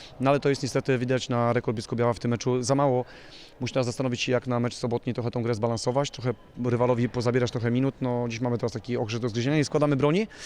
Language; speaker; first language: Polish; native; Polish